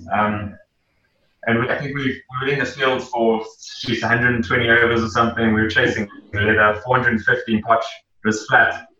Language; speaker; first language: English; native; English